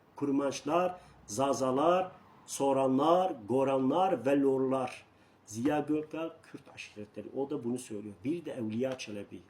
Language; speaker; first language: Turkish; non-native, local second language; Kurdish